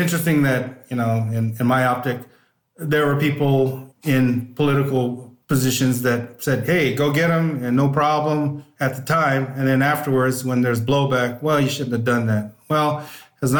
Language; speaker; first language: English; native; English